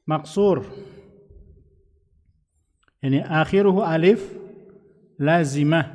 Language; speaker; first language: Arabic; non-native, fluent; Indonesian